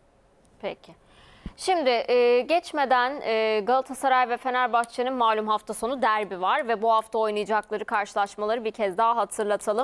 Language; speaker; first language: Turkish; native; Turkish